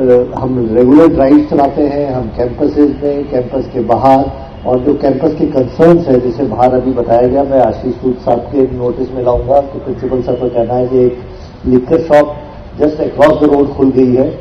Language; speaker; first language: Hindi; native; Hindi